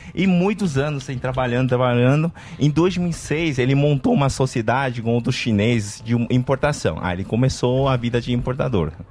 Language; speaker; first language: Portuguese; non-native, fluent; Chinese